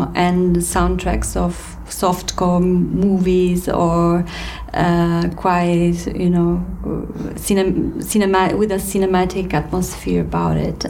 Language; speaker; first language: English; non-native, fluent; Italian